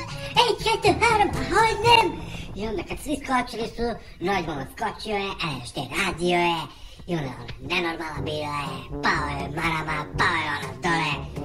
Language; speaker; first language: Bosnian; non-native, local second language; Hungarian